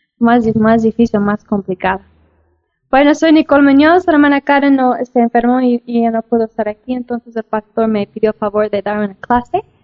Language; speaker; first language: Spanish; non-native, fluent; English